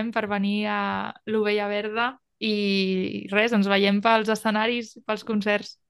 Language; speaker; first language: Catalan; native; Catalan